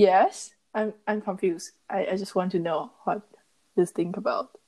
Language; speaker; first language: English; non-native, learner; Chinese